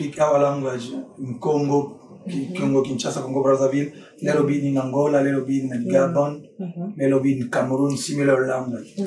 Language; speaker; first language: English; non-native, learner; French